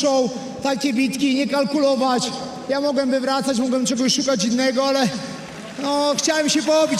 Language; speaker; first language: Polish; native; Polish